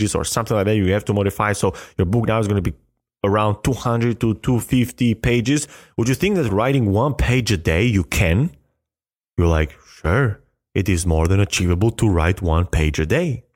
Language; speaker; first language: English; non-native, fluent; Albanian